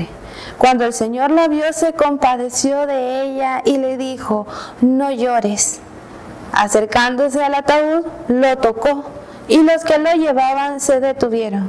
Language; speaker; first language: Spanish; native; Spanish